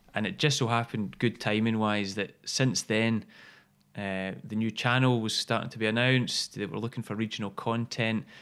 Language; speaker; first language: English; native; English